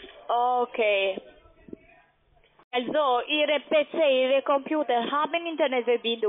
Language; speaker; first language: German; non-native, learner; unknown